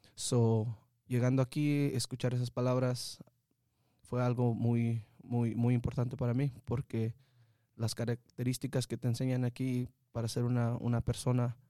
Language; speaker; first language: Spanish; early bilingual, heritage; Spanish